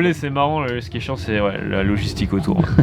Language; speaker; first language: French; native; French